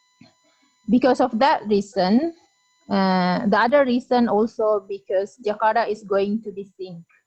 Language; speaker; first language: English; non-native, fluent; Indonesian